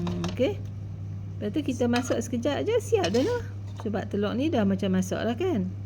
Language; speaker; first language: Malay; native; Malay